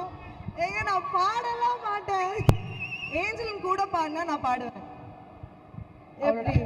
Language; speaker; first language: Tamil; native; Tamil